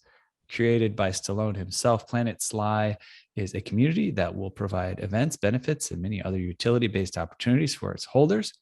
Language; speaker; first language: English; native; English